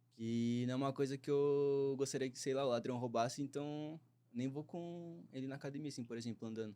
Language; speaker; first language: Portuguese; native; Portuguese